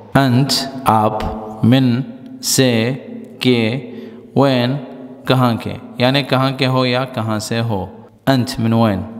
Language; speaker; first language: Urdu; non-native, local second language; Pashto